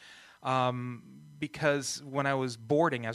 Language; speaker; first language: English; early bilingual, other home language; Italian